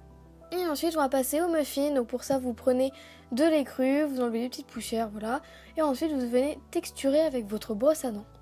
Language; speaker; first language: French; native; French